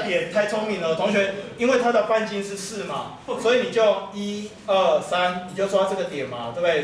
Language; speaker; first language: Chinese; native; Chinese